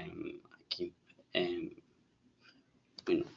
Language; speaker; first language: Spanish; non-native, fluent; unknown